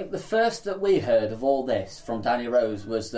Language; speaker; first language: English; native; English